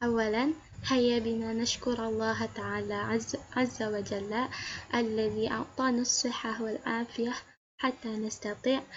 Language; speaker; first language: Arabic; non-native, learner; Indonesian